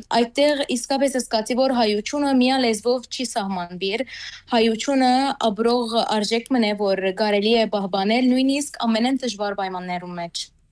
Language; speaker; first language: Armenian; early bilingual, heritage; Armenian